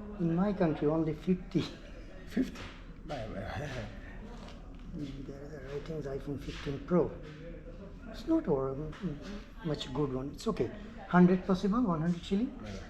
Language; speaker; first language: English; non-native, learner; Bangla